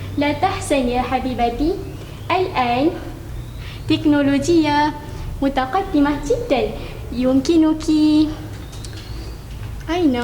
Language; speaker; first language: Arabic; non-native, learner; Malay